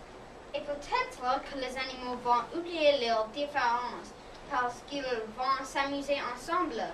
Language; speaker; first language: French; non-native, learner; English